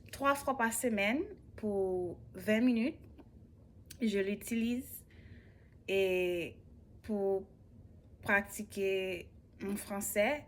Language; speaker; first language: French; non-native, learner; English